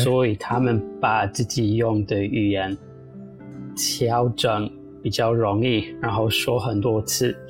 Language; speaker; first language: Chinese; non-native, fluent; English